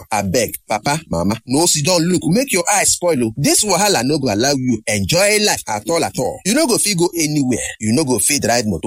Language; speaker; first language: Nigerian Pidgin; native; Nigerian Pidgin